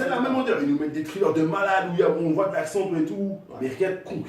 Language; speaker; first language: French; native; French